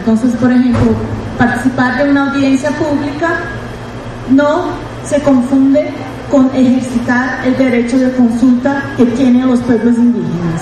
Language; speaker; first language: Spanish; non-native, fluent; Portuguese